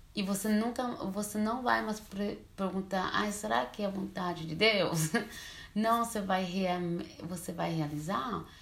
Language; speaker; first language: Portuguese; early bilingual, heritage; Portuguese